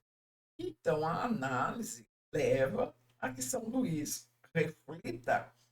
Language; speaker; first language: Portuguese; native; Portuguese